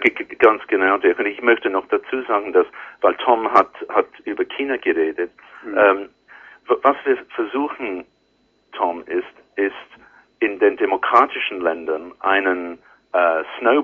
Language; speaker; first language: German; non-native, learner; English